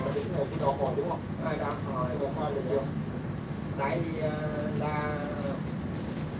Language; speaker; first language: Vietnamese; native; Vietnamese